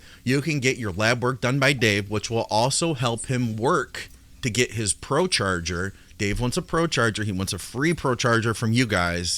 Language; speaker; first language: English; native; English